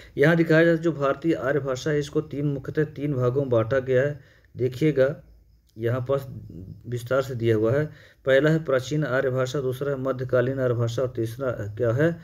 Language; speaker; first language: Hindi; native; Hindi